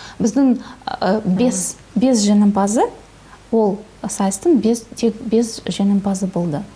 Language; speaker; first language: Kazakh; non-native, local second language; Russian